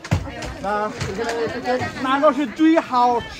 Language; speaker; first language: Chinese; non-native, learner; Bangla